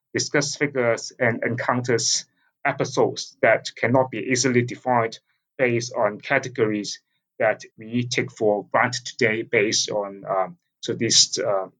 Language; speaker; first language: English; non-native, local second language; Cantonese